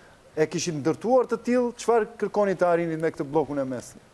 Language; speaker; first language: Albanian; native; Albanian